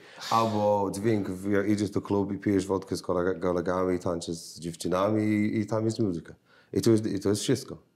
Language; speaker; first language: Polish; non-native, learner; English